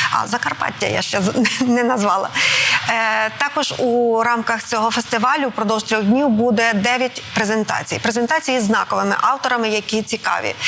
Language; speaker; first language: Ukrainian; native; Ukrainian